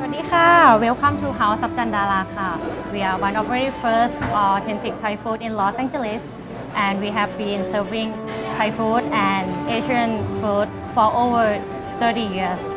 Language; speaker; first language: English; non-native, learner; Thai